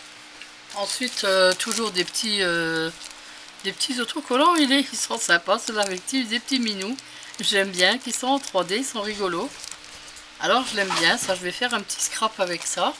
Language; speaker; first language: French; native; French